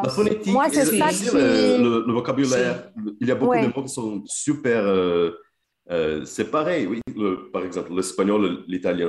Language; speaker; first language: French; non-native, fluent; Portuguese